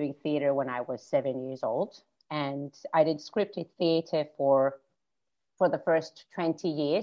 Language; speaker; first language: English; non-native, fluent; Finnish